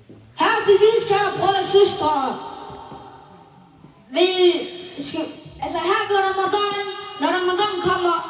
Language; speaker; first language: Danish; non-native, learner; Malay